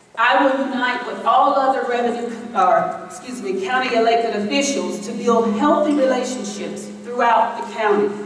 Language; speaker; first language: English; native; English